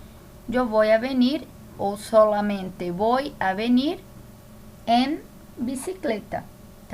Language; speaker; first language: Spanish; non-native, fluent; Portuguese